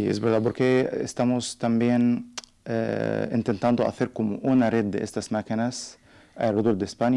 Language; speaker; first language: Spanish; non-native, learner; Arabic